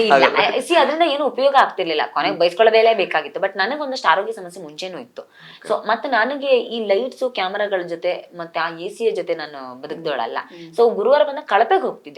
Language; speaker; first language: Kannada; native; Kannada